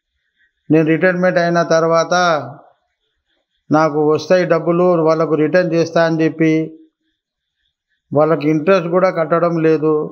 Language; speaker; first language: Telugu; native; Telugu